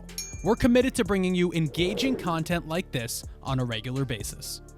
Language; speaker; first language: English; native; English